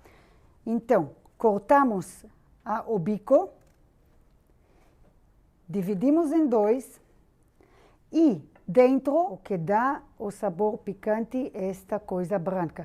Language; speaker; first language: Portuguese; non-native, fluent; Hebrew